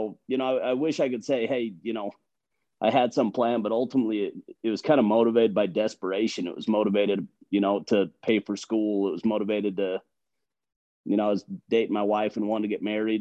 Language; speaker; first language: English; native; English